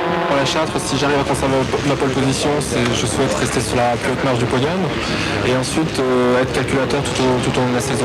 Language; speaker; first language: French; native; French